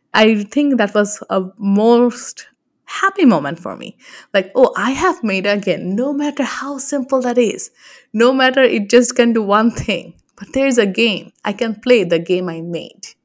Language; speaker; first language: English; non-native, local second language; Bangla